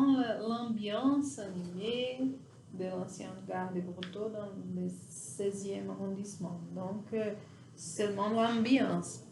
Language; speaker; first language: French; non-native, learner; Portuguese